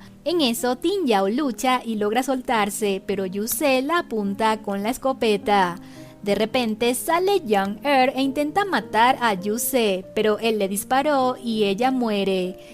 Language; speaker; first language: Spanish; native; Spanish